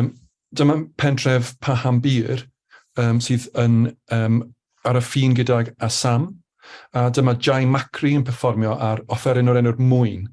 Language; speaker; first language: Welsh; native; Welsh